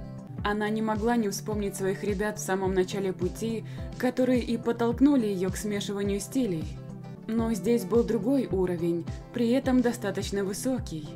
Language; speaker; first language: Russian; native; Russian